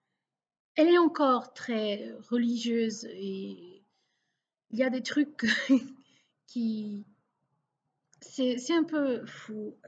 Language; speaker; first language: French; non-native, local second language; Portuguese